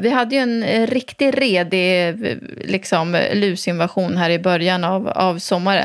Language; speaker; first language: Swedish; native; Swedish